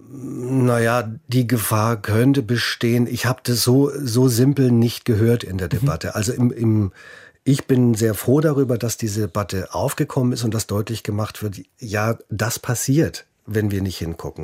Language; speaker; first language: German; native; German